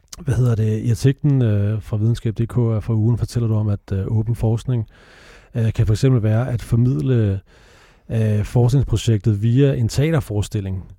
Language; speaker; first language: Danish; native; Danish